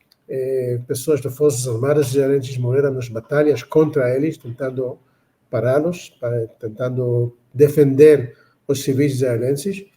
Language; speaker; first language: Portuguese; non-native, fluent; Hebrew